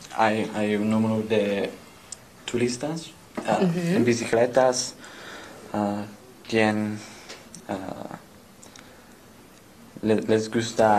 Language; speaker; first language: Spanish; non-native, learner; English